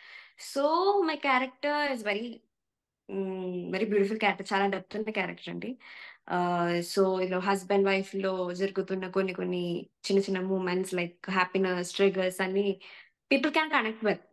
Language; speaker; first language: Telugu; non-native, learner; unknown